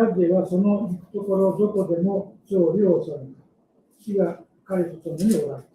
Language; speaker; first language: Japanese; native; Japanese